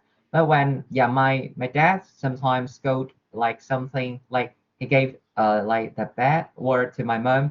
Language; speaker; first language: English; non-native, learner; Vietnamese